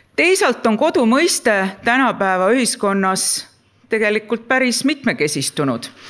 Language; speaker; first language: Estonian; native; Estonian